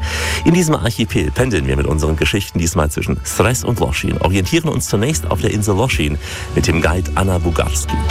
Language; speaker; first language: German; native; German